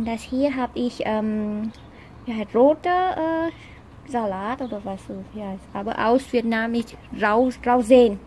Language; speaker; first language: German; non-native, learner; Vietnamese